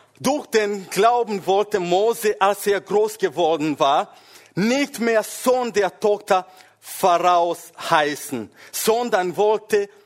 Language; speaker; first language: German; non-native, fluent; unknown